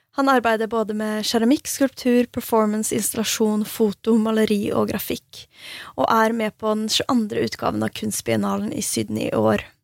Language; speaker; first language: Norwegian; native; Norwegian